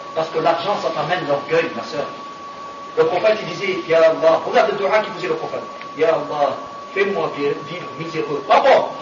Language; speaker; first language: French; non-native, local second language; Arabic